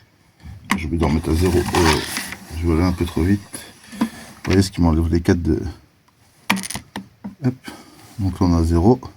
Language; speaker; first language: French; native; French